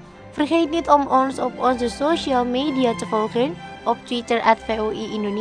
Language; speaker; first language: Dutch; non-native, fluent; Indonesian